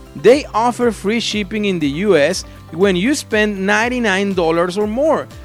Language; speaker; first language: English; non-native, fluent; Spanish